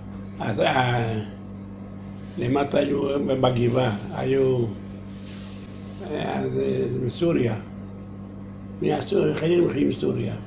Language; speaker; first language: Hebrew; non-native, learner; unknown